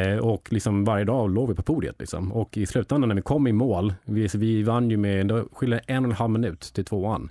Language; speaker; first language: Swedish; early bilingual, heritage; English